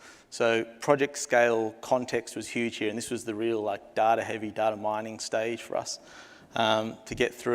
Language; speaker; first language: English; native; English